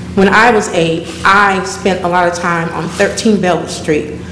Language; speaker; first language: English; native; English